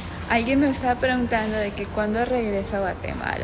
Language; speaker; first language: Spanish; native; Spanish